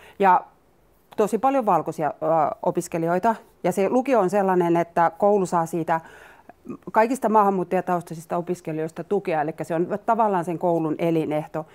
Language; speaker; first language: Finnish; native; Finnish